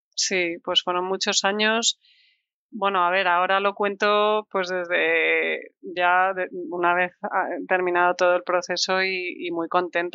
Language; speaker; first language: Spanish; native; Spanish